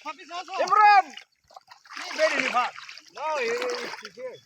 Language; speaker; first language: English; non-native, learner; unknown